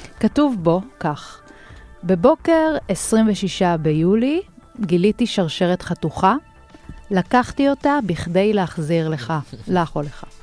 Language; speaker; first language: Hebrew; native; Hebrew